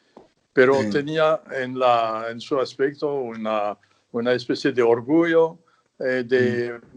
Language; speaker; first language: Spanish; non-native, fluent; French